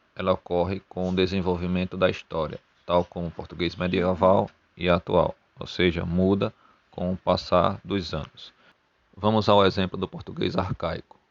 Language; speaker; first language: Portuguese; native; Portuguese